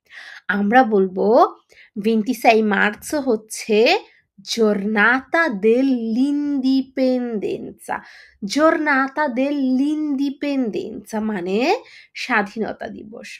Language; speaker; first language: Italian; non-native, fluent; Bangla